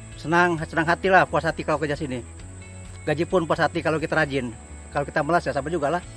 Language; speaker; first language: Indonesian; non-native, local second language; Sasak